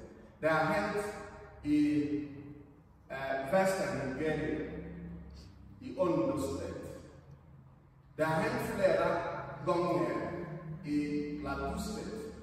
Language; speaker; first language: Swedish; non-native, fluent; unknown